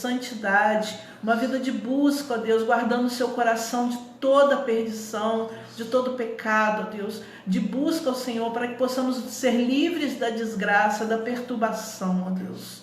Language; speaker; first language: Portuguese; native; Portuguese